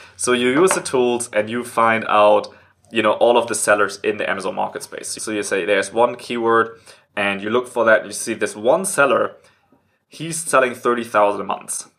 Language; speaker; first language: English; non-native, fluent; German